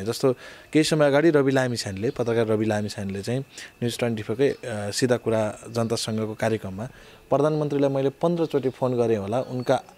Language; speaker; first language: Nepali; native; Nepali